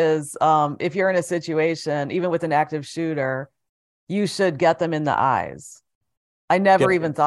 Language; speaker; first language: English; native; English